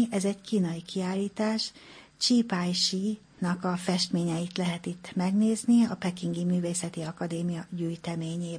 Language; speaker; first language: Hungarian; native; Hungarian